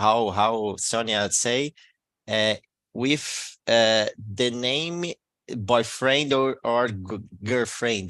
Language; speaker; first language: English; non-native, learner; Portuguese